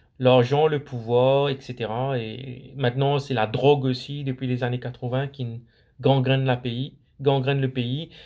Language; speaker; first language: French; non-native, local second language; Morisyen